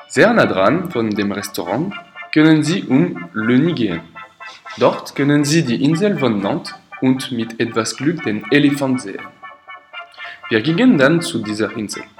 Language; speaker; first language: German; non-native, learner; French